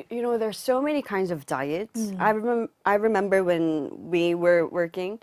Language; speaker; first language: English; non-native, local second language; Korean